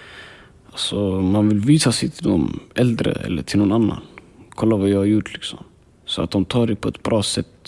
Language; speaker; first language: Swedish; early bilingual, other home language; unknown